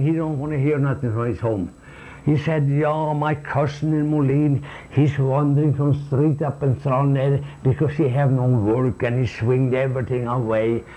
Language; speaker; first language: English; non-native, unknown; Swedish